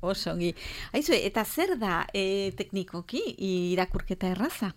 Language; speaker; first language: Basque; native; Basque